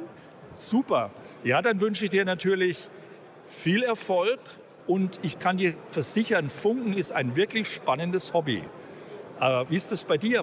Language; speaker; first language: German; native; German